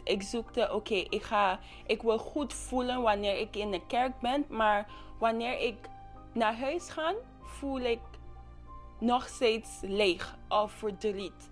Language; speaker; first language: Dutch; non-native, local second language; English